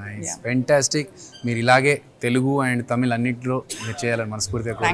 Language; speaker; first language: Telugu; native; Telugu